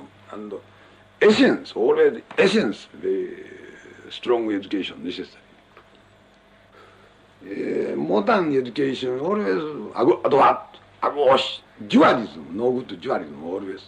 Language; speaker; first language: English; non-native, learner; Japanese